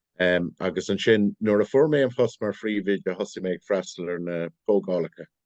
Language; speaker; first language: Irish; non-native, local second language; English